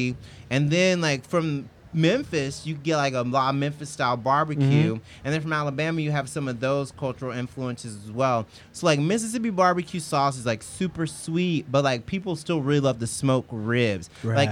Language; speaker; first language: English; native; English